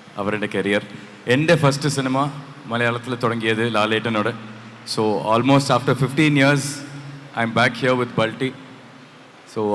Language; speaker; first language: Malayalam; non-native, learner; Tamil